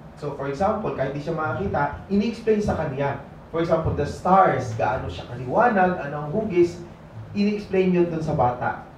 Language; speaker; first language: Filipino; native; Filipino